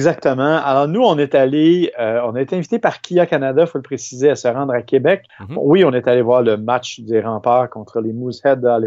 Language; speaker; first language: French; native; French